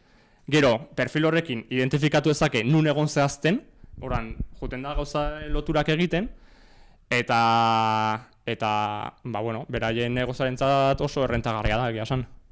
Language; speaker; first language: Basque; native; Basque